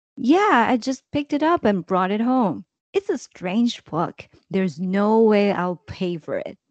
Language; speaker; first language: English; non-native, fluent; Chinese